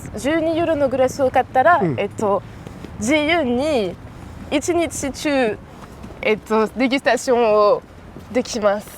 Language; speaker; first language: Japanese; non-native, learner; French